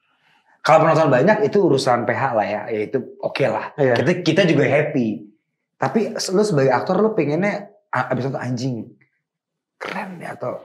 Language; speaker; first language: Indonesian; native; Indonesian